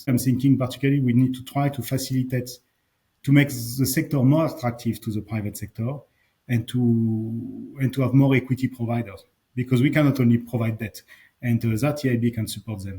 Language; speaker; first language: English; non-native, fluent; French